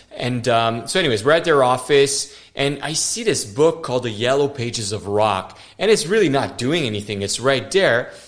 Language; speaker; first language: English; non-native, fluent; French